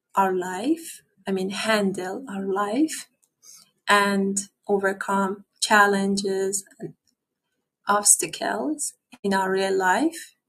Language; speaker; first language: English; non-native, fluent; Persian